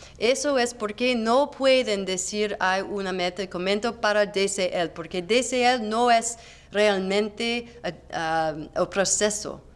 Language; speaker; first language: Spanish; non-native, learner; English